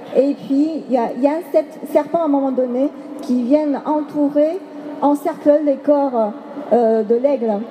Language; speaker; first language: French; non-native, fluent; Chinese